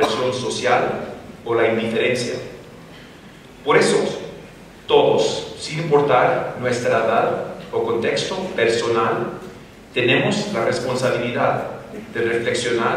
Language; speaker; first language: Spanish; non-native, fluent; English